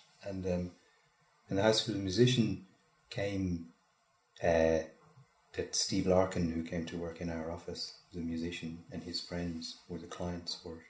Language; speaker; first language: English; native; English